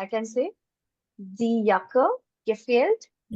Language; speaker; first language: German; non-native, learner; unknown